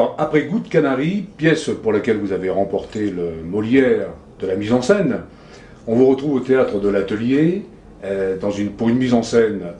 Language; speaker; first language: French; native; French